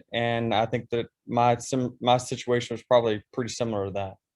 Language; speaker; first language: English; native; English